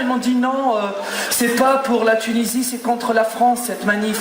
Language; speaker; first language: French; non-native, local second language; Arabic